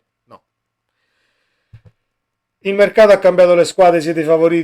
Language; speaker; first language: Italian; native; Italian